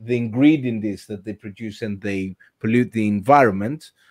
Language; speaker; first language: English; non-native, fluent; Greek